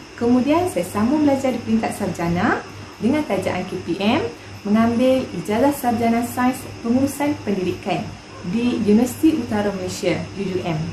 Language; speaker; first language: Malay; native; Malay